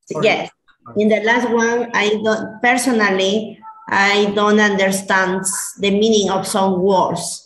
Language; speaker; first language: English; non-native, learner; Spanish